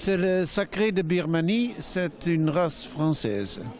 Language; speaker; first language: French; non-native, fluent; Dutch